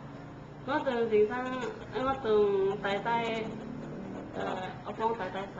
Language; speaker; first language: Cantonese; non-native, learner; Indonesian